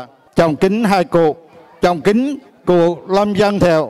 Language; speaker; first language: Vietnamese; native; Vietnamese